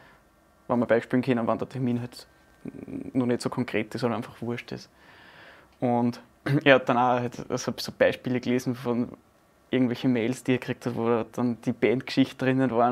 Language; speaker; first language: German; native; German